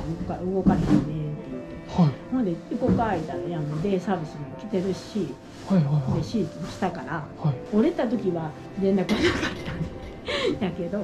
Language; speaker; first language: Japanese; native; Japanese